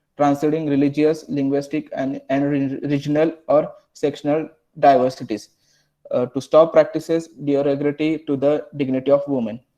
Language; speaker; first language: English; non-native, local second language; Marathi